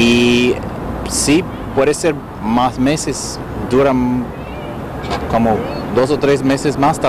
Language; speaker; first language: Spanish; non-native, learner; English